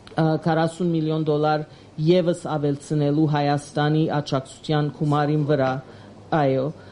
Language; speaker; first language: Armenian; early bilingual, heritage; Armenian